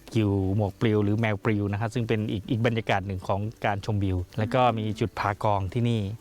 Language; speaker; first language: Thai; native; Thai